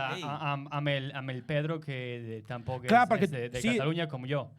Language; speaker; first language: Catalan; non-native, learner; Spanish